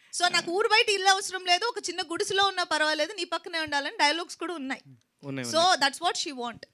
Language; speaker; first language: Telugu; native; Telugu